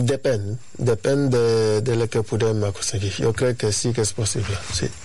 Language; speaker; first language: Catalan; non-native, fluent; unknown